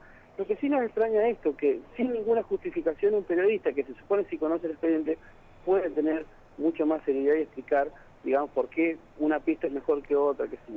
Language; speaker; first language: Spanish; native; Spanish